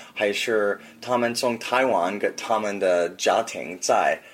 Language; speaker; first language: Chinese; non-native, learner; English